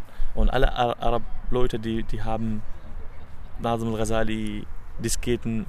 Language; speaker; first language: German; non-native, learner; Arabic